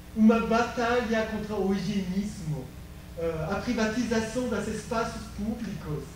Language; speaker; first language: Portuguese; non-native, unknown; French